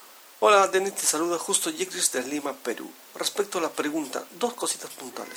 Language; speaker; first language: Spanish; native; Spanish